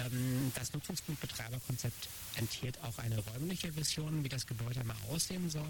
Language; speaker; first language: German; native; German